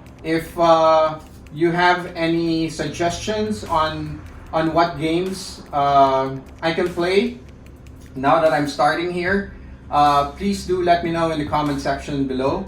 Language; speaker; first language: English; non-native, local second language; Filipino